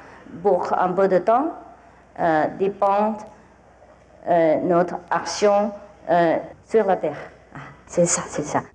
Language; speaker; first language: French; non-native, fluent; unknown